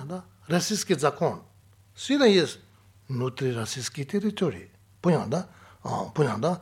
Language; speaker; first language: Russian; non-native, learner; Tibetan